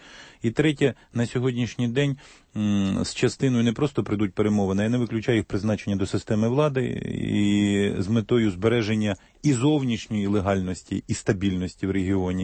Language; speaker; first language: Ukrainian; native; Ukrainian